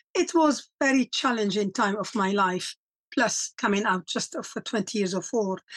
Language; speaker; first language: English; non-native, fluent; Arabic